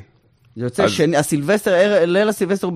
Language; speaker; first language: Hebrew; native; Hebrew